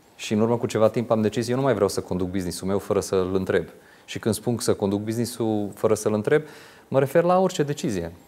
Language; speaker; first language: Romanian; non-native, local second language; Hungarian